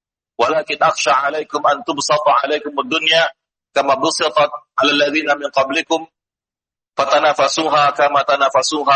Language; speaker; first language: Arabic; non-native, fluent; Indonesian